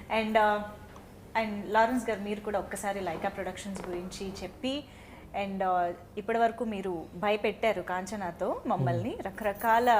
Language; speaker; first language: Telugu; native; Telugu